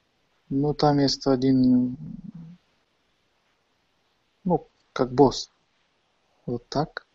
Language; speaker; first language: Russian; non-native, fluent; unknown